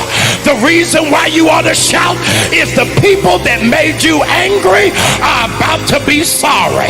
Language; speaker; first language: English; native; English